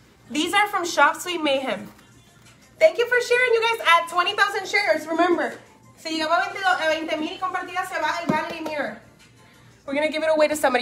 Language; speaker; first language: English; non-native, local second language; Spanish